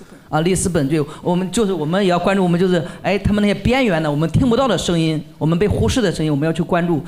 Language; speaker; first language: Chinese; native; Chinese